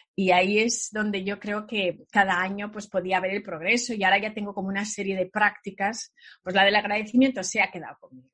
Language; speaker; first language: Spanish; early bilingual, other home language; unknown